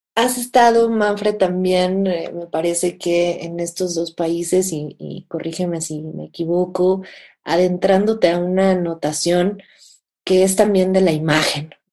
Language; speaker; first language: Spanish; native; Spanish